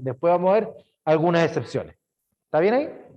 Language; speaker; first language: Spanish; native; Spanish